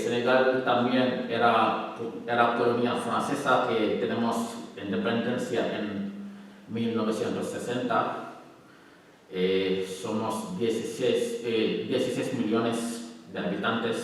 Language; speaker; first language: Spanish; non-native, learner; Wolof